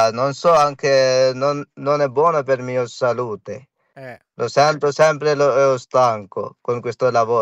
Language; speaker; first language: Italian; non-native, learner; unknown